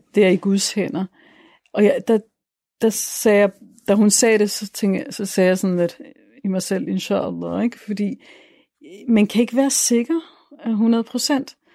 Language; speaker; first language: Danish; native; Danish